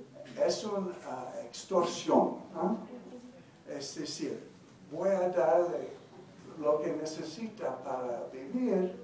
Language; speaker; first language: Spanish; non-native, learner; English